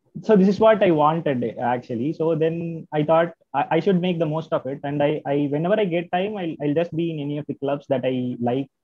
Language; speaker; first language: English; non-native, local second language; Tamil